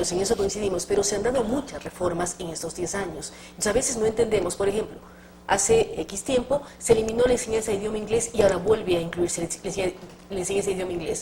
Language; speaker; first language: Spanish; native; Spanish